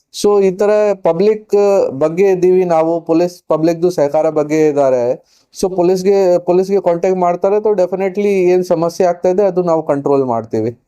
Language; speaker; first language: Kannada; non-native, fluent; Hindi